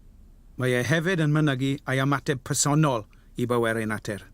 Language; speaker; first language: Welsh; native; Welsh